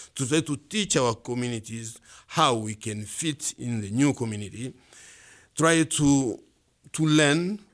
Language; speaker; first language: English; non-native, learner; Swahili